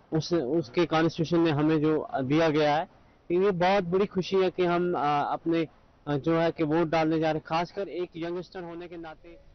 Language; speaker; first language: Hindi; non-native, local second language; Kashmiri